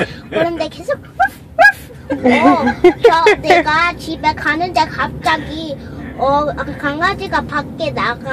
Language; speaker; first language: Korean; early bilingual, other home language; English